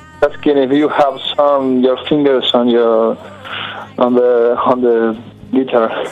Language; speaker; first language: English; non-native, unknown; Spanish